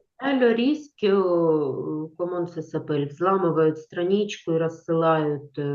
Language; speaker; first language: French; non-native, learner; Ukrainian